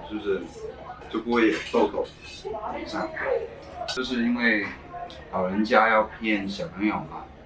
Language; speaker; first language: Chinese; non-native, local second language; Cantonese